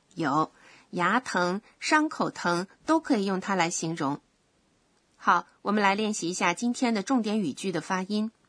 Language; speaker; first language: Chinese; native; Chinese